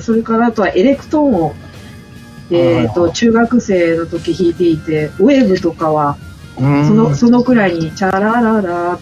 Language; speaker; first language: Japanese; native; Japanese